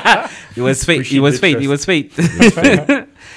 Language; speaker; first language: French; native; French